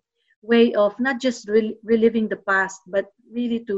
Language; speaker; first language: English; non-native, local second language; Filipino